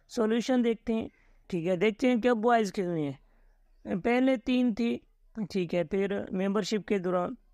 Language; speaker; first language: Urdu; native; Urdu